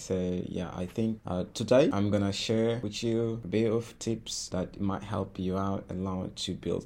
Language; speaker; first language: English; non-native, fluent; Portuguese